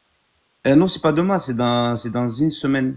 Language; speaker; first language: French; non-native, fluent; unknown